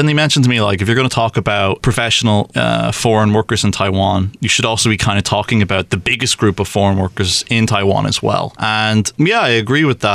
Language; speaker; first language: English; native; English